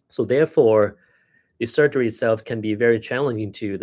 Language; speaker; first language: English; non-native, fluent; Thai